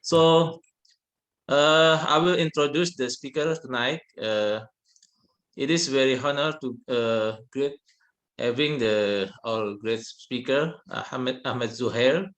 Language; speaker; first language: English; non-native, learner; Indonesian